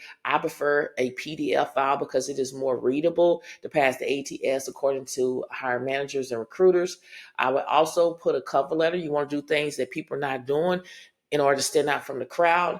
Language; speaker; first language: English; native; English